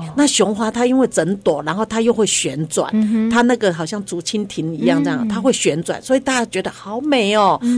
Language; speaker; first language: Chinese; non-native, local second language; Hakka Chinese